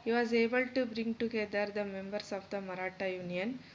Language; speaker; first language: English; non-native, local second language; Kannada